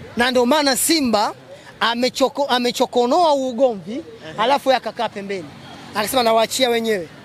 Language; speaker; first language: Swahili; native; Swahili